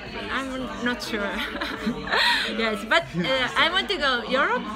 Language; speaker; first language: English; non-native, learner; Japanese